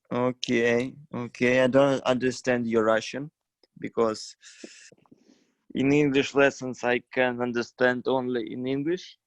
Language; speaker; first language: English; non-native, learner; Russian